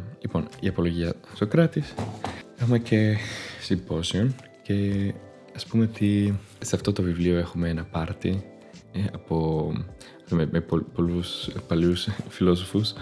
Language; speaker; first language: Greek; non-native, fluent; Spanish